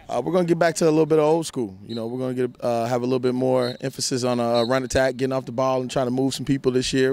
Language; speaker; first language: English; native; English